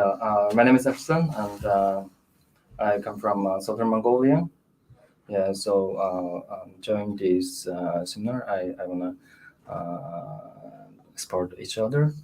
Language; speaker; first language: English; non-native, learner; Mongolian